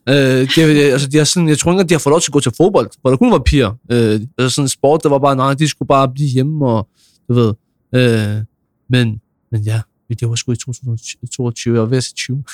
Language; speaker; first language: Danish; early bilingual, other home language; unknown